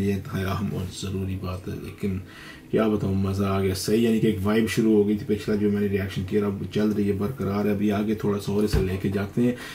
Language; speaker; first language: Urdu; early bilingual, heritage; Urdu